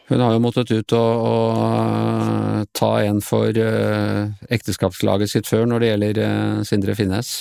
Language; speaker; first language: Norwegian; native; Norwegian